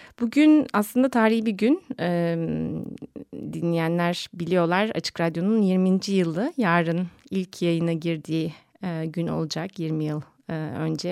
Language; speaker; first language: Turkish; native; Turkish